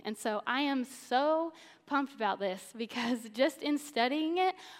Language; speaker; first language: English; native; English